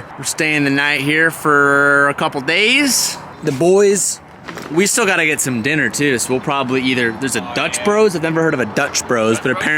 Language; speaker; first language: English; native; English